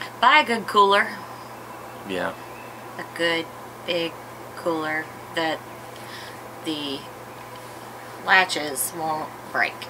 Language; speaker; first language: English; native; English